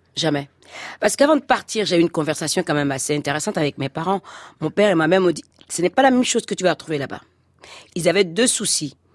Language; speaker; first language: French; non-native, local second language; Fon